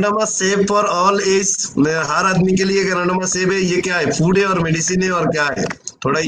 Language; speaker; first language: Hindi; non-native, learner; Bangla